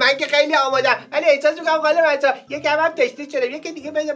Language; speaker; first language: Persian; native; Persian